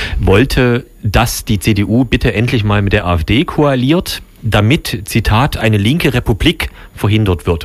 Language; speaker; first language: German; native; German